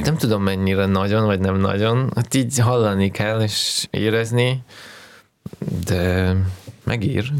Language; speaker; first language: Hungarian; non-native, fluent; Russian